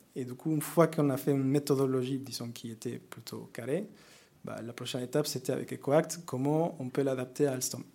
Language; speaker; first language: French; non-native, fluent; Spanish